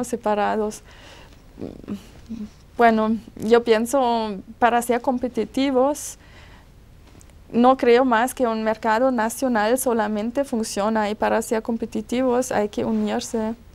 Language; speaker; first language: Spanish; non-native, fluent; German